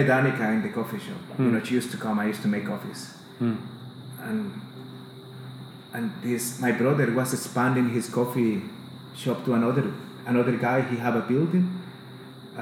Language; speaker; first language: English; non-native, fluent; Spanish